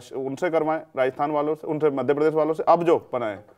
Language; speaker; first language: Hindi; native; Hindi